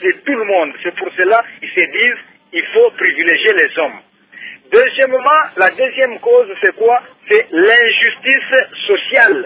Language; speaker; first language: French; non-native, local second language; Luba-Lulua